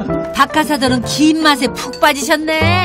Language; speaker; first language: Korean; native; Korean